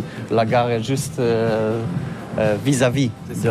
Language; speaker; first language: French; non-native, learner; Polish